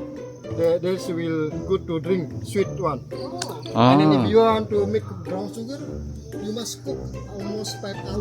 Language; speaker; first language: English; non-native, learner; Indonesian